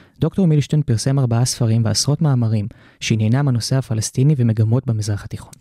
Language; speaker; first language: Hebrew; native; Hebrew